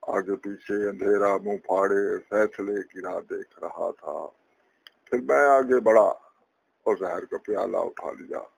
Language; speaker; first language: Urdu; non-native, local second language; Punjabi